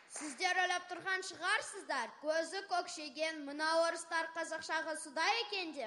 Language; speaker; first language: Kazakh; non-native, local second language; Russian